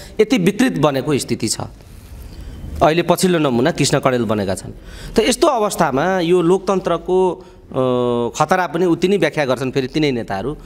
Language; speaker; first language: Nepali; native; Nepali